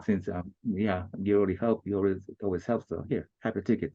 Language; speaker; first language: English; early bilingual, other home language; Japanese